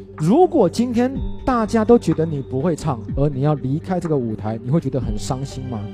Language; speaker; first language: Chinese; native; Chinese